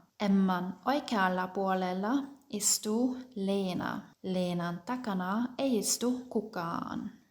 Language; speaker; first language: Finnish; non-native, fluent; German